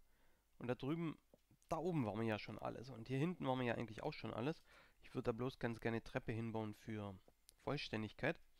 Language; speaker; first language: German; native; German